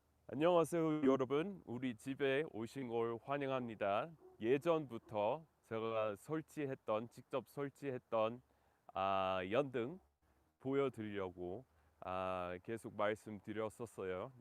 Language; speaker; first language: Korean; non-native, fluent; English